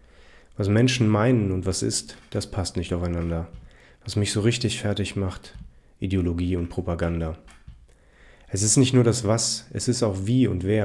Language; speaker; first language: German; native; German